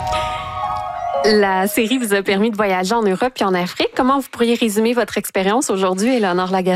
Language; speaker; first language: French; native; French